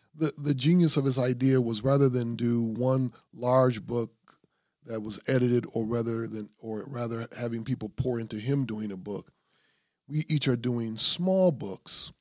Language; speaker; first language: English; native; English